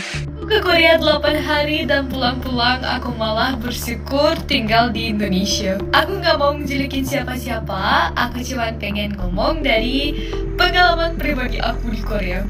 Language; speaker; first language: Indonesian; non-native, fluent; German